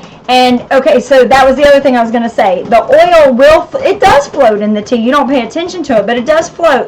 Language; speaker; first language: English; native; English